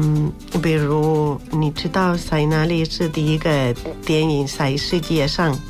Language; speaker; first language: Chinese; non-native, fluent; Spanish